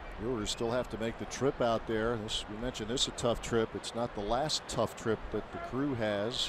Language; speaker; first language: English; native; English